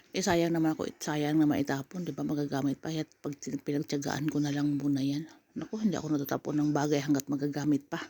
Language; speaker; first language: Filipino; native; Filipino